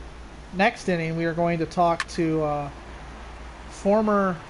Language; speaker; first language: English; native; English